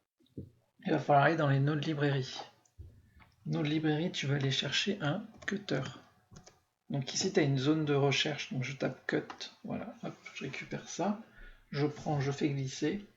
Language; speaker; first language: French; native; French